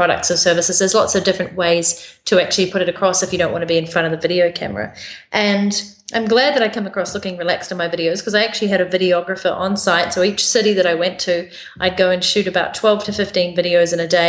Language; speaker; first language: English; native; English